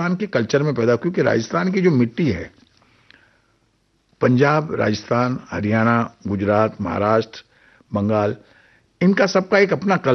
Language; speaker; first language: Hindi; native; Hindi